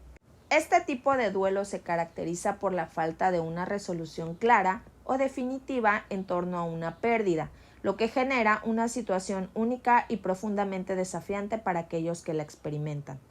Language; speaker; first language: Spanish; native; Spanish